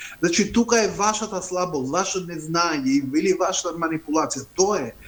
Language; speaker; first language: Macedonian; non-native, local second language; Albanian